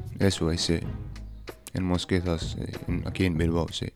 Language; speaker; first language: Spanish; non-native, learner; Berber languages